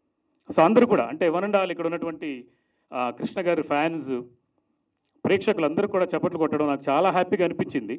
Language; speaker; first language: Telugu; native; Telugu